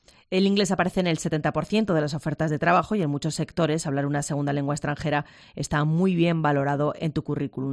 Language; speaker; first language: Spanish; native; Spanish